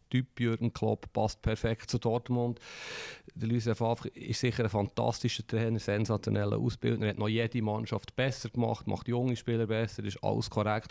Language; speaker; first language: German; native; German